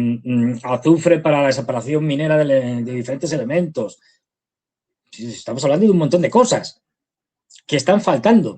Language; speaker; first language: Spanish; native; Spanish